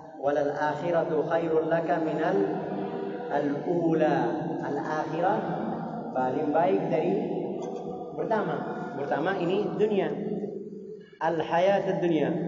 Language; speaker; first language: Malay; non-native, learner; Arabic